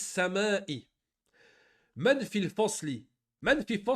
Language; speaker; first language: Arabic; non-native, fluent; French